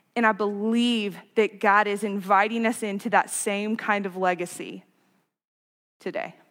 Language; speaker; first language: English; native; English